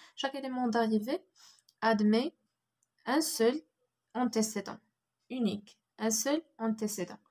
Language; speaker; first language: French; non-native, local second language; Arabic